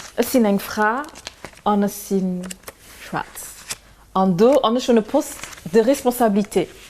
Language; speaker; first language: Luxembourgish; early bilingual, other home language; Kabuverdianu